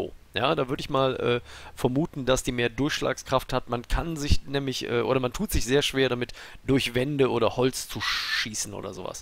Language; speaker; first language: German; native; German